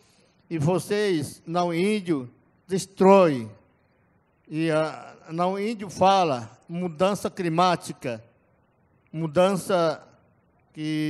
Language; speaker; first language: Portuguese; non-native, local second language; Yanomámi